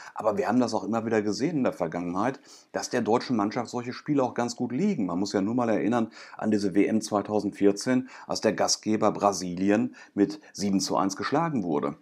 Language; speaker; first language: German; native; German